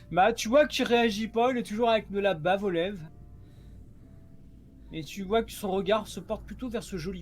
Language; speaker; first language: French; native; French